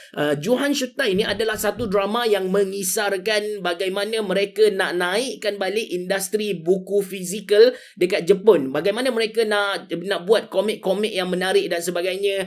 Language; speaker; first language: Malay; native; Malay